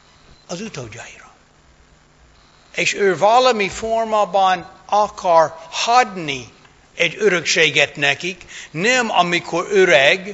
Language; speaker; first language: Hungarian; non-native, fluent; English